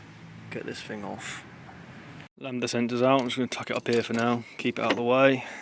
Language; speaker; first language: English; native; English